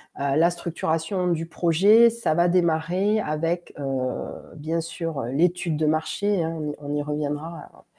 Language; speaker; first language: French; native; French